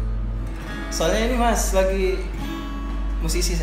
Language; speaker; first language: Indonesian; native; Indonesian